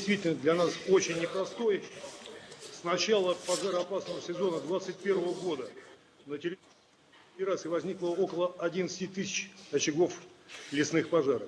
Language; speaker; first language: Russian; native; Russian